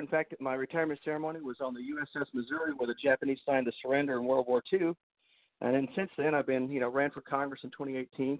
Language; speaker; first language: English; native; English